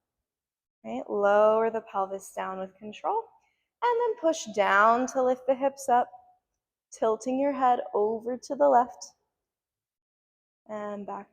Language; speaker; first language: English; native; English